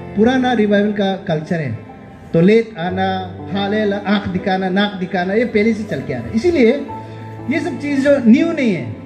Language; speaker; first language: Hindi; non-native, local second language; Nyishi